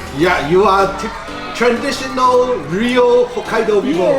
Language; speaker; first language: English; non-native, fluent; Chinese